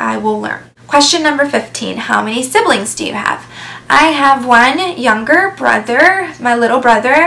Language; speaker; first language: English; native; English